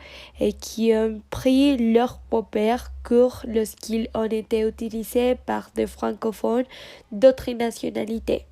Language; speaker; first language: French; non-native, learner; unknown